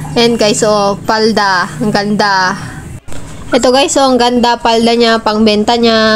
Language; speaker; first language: Filipino; non-native, local second language; Iloko